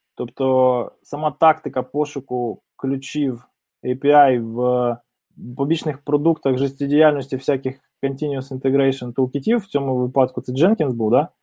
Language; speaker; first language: Ukrainian; native; Ukrainian